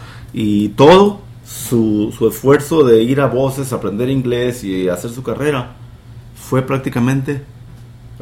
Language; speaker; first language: Spanish; native; Spanish